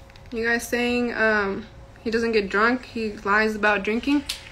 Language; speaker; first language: English; early bilingual, other home language; Punjabi